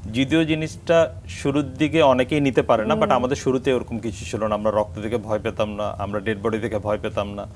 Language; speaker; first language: Bangla; early bilingual, heritage; Bangla